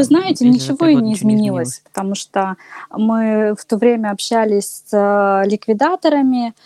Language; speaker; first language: Russian; native; Russian